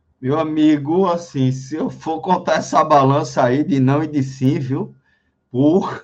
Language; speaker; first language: Portuguese; native; Portuguese